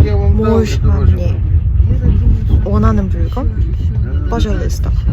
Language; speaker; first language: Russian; non-native, learner; Korean